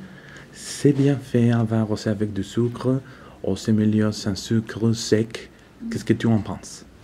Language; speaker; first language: French; non-native, learner; Spanish